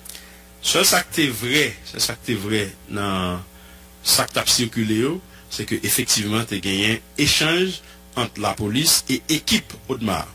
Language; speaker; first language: French; non-native, local second language; Haitian Creole